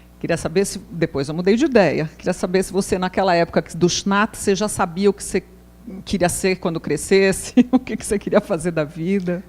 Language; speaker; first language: Portuguese; native; Portuguese